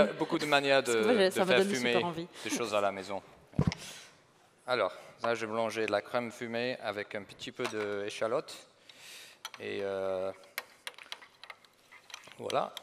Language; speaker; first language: French; non-native, fluent; English